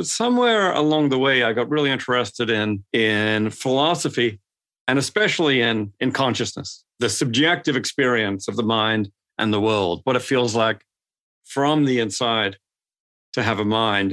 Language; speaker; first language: English; native; English